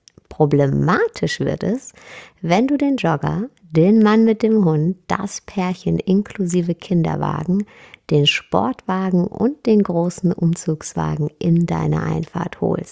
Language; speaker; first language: German; native; German